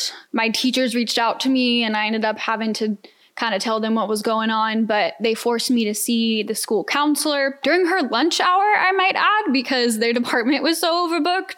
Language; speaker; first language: English; native; English